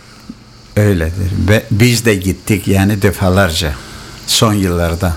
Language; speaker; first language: Turkish; non-native, local second language; Greek